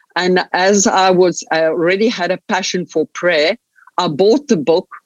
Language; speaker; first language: English; non-native, local second language; Afrikaans